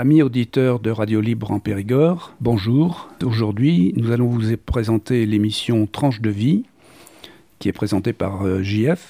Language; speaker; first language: French; native; French